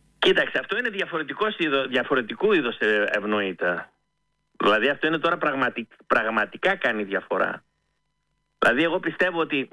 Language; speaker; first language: Greek; early bilingual, heritage; Greek